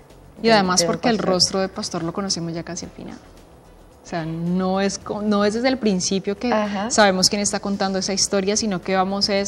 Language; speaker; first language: Spanish; native; Spanish